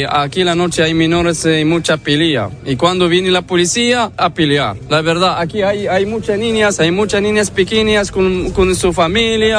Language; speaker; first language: Spanish; non-native, learner; Arabic